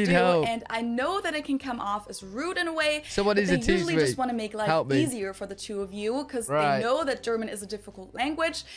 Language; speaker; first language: English; non-native, fluent; German